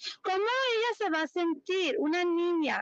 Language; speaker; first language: Spanish; early bilingual, heritage; Spanish